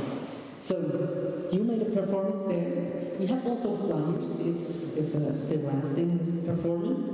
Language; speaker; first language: English; non-native, fluent; German